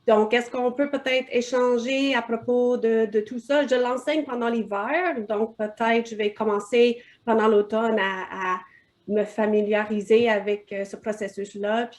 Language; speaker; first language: French; non-native, fluent; English